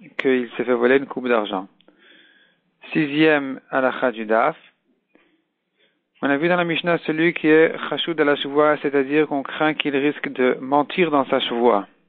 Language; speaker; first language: French; native; French